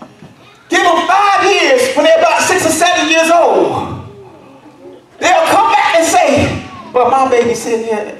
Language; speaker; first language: English; native; English